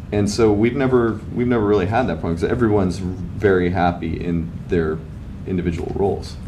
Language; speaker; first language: English; native; English